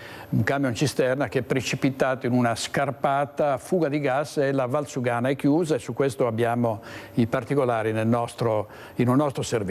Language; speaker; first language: Italian; native; Italian